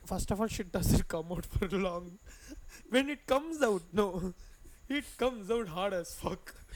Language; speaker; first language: English; non-native, local second language; Tamil